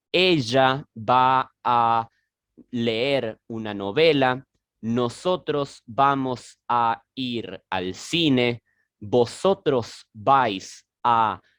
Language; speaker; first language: Spanish; non-native, learner; French